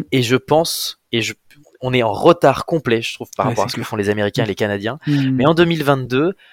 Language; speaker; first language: French; native; French